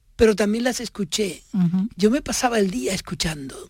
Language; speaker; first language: Spanish; native; Spanish